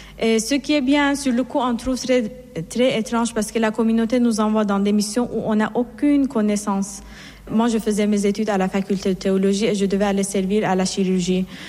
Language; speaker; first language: French; non-native, fluent; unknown